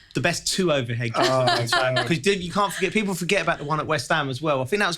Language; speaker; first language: English; native; English